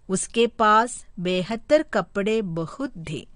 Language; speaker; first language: Hindi; non-native, local second language; Malayalam